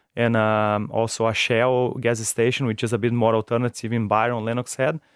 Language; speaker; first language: English; non-native, fluent; Portuguese